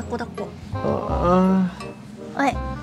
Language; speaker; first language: Japanese; native; Japanese